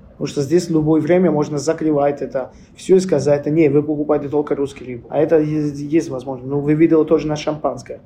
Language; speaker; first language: Russian; non-native, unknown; Italian